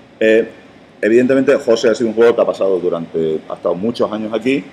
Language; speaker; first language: Spanish; native; Spanish